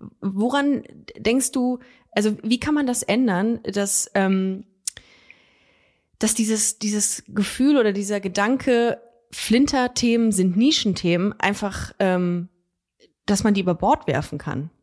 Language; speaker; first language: German; native; German